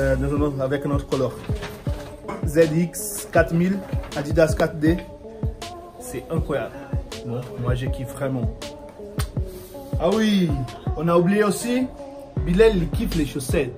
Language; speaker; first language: French; non-native, fluent; Portuguese